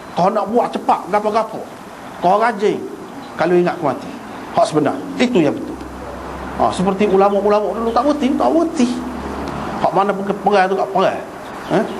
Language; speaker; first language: Malay; native; Malay